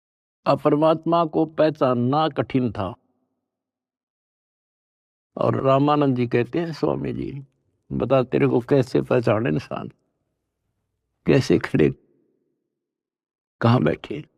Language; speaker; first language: Hindi; native; Hindi